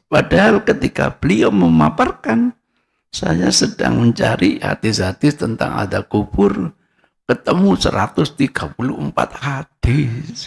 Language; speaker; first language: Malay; non-native, local second language; Javanese